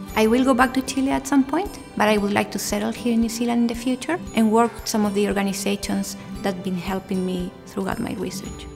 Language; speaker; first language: English; non-native, fluent; Spanish